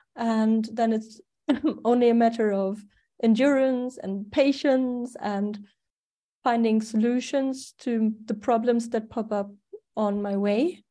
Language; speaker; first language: English; non-native, fluent; German